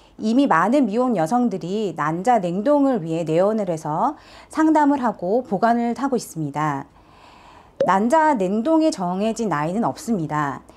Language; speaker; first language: Korean; native; Korean